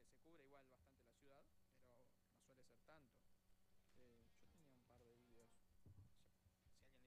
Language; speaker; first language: Spanish; native; Spanish